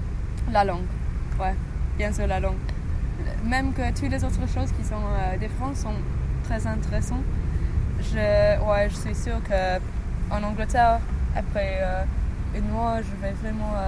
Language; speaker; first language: French; non-native, learner; English